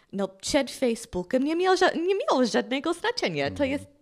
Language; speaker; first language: Polish; non-native, fluent; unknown